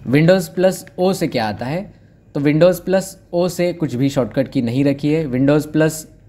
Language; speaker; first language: Hindi; non-native, local second language; Marathi